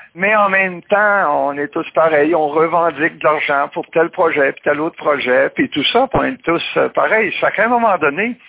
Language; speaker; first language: French; native; French